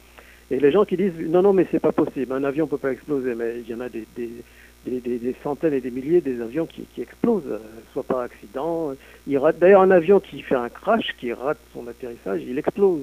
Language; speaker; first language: French; native; French